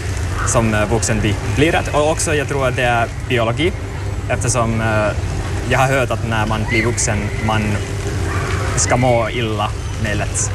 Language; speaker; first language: Swedish; non-native, learner; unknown